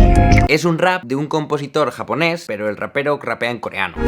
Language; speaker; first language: Spanish; native; Spanish